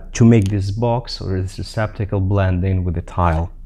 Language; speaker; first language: English; non-native, fluent; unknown